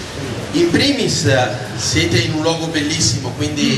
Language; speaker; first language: Italian; native; Italian